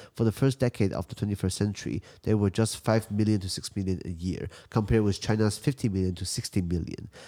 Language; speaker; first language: English; non-native, fluent; Chinese